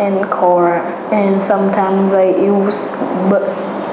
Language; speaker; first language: English; non-native, learner; Vietnamese